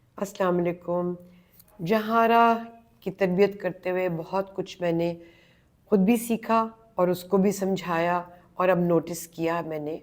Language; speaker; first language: Urdu; native; Urdu